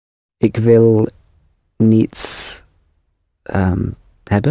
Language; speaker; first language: Dutch; non-native, learner; English